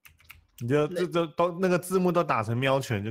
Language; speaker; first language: Chinese; native; Chinese